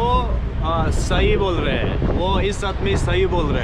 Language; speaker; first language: Hindi; non-native, learner; Turkish